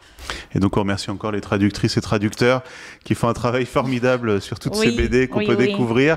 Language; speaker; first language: French; native; French